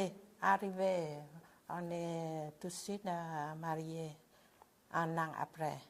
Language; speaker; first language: French; non-native, learner; Vietnamese